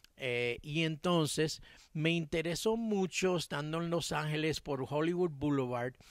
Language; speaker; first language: Spanish; early bilingual, heritage; Spanish